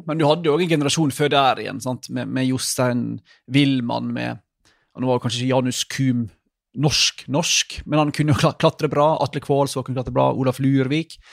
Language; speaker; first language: Norwegian; native; Norwegian